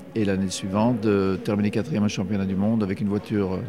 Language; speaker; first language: French; native; French